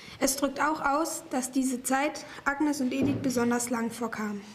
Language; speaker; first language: German; native; German